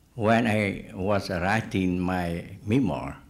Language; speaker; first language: English; non-native, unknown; Vietnamese